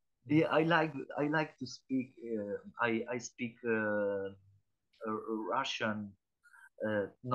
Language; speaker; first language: English; non-native, learner; Polish